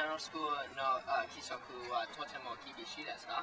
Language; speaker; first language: Japanese; non-native, learner; English